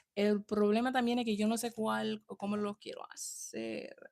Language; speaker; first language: Spanish; early bilingual, heritage; Spanish